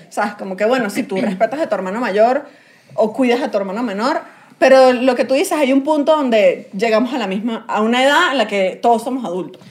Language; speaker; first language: Spanish; native; Spanish